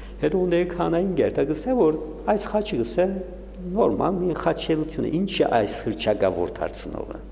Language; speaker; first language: Armenian; native; Armenian